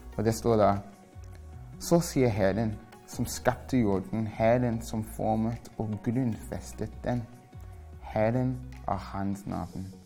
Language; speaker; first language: Norwegian; non-native, fluent; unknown